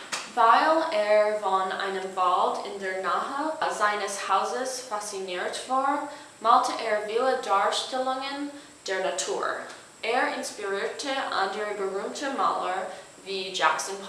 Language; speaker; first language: German; non-native, learner; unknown